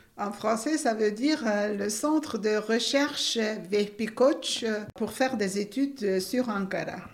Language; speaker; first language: French; non-native, fluent; Turkish